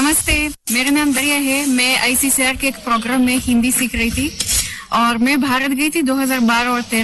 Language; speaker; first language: Hindi; non-native, fluent; Russian